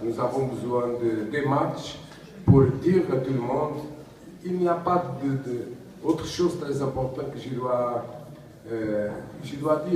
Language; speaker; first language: French; non-native, learner; Portuguese